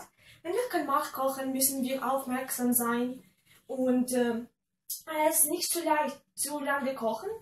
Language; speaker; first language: German; non-native, learner; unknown